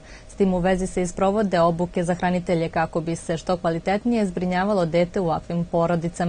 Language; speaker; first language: Serbian; native; Serbian